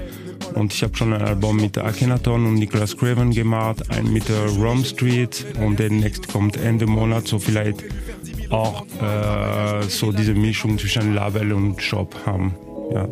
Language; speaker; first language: German; non-native, learner; French